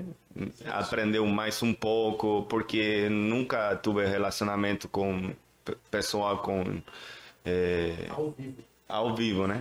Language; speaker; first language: Portuguese; non-native, fluent; Spanish